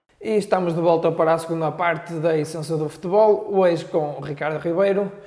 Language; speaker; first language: Portuguese; native; Portuguese